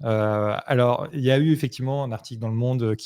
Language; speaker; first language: French; native; French